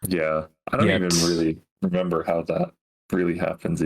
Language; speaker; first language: English; native; English